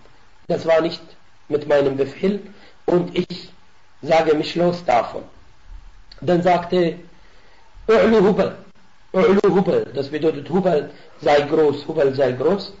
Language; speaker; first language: German; non-native, fluent; Arabic